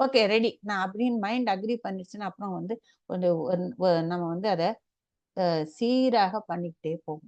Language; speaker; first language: Tamil; native; Tamil